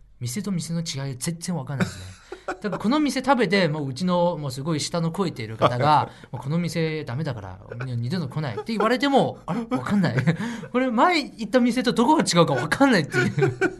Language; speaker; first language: Japanese; non-native, fluent; Chinese